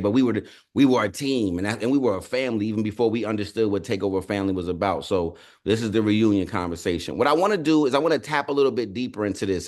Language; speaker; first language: English; native; English